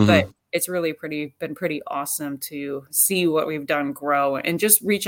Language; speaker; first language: English; native; English